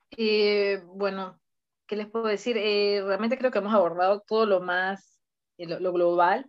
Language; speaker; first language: Spanish; native; Spanish